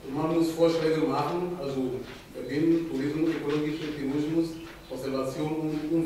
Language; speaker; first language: German; non-native, fluent; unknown